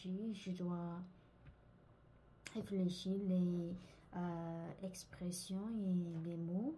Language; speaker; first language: French; non-native, learner; Korean